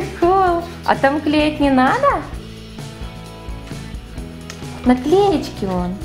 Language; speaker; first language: Russian; native; Russian